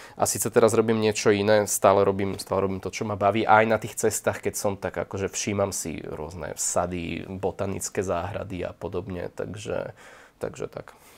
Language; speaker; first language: Slovak; native; Slovak